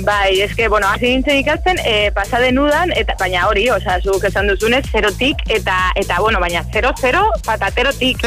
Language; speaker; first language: Basque; non-native, learner; Spanish